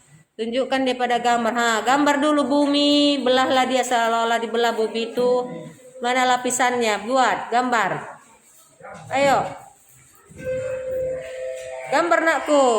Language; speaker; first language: Indonesian; native; Indonesian